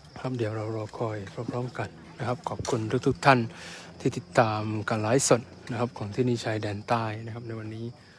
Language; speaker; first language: Thai; non-native, local second language; Malay